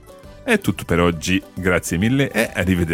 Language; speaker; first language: Italian; non-native, fluent; English